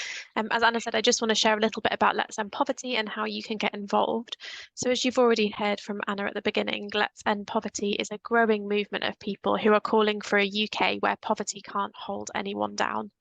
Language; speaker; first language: English; native; English